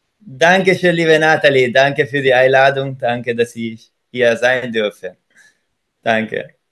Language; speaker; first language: German; non-native, fluent; Italian